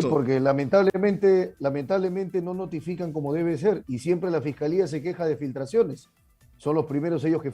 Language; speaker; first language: Spanish; native; Spanish